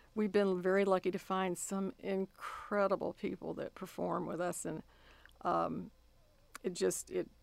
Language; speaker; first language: English; native; English